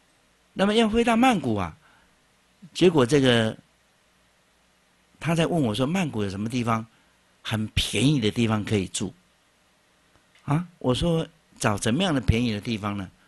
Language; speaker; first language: Chinese; native; Chinese